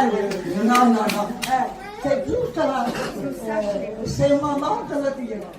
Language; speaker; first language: French; non-native, fluent; Italian